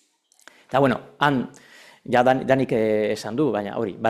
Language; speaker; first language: Basque; non-native, local second language; Spanish